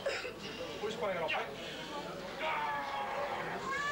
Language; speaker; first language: Dutch; native; Dutch